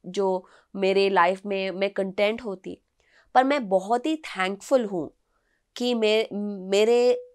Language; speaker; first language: Hindi; non-native, local second language; Telugu